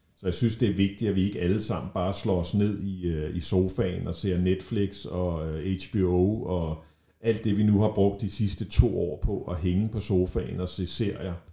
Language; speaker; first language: Danish; native; Danish